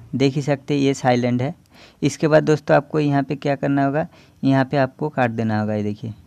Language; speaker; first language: Hindi; non-native, local second language; Bangla